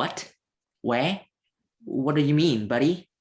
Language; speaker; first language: English; non-native, learner; Vietnamese